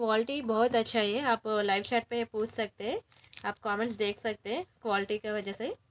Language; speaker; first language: Hindi; non-native, local second language; Telugu